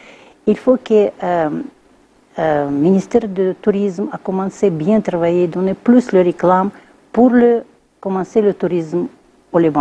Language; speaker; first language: French; non-native, learner; Russian